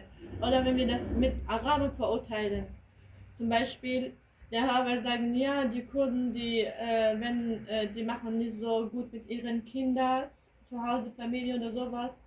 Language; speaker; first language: German; early bilingual, other home language; Kurdish